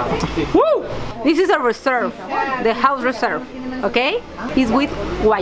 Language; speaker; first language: English; non-native, learner; Spanish